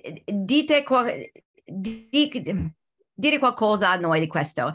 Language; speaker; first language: Italian; non-native, learner; English